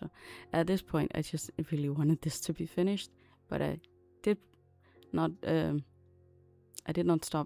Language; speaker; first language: English; non-native, fluent; Danish